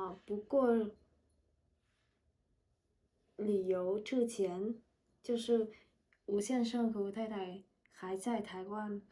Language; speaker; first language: Chinese; non-native, learner; Vietnamese